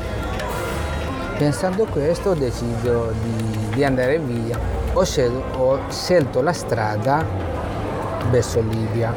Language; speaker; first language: Italian; non-native, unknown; Bangla